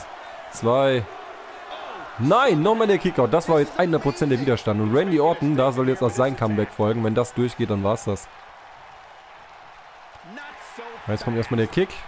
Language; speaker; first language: German; native; German